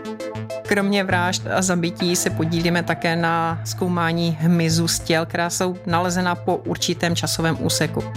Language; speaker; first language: Czech; native; Czech